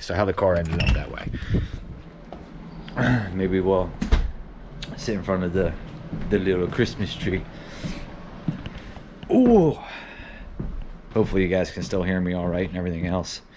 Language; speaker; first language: English; native; English